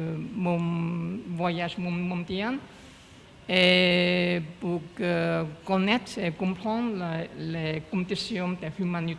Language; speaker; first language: French; non-native, learner; Chinese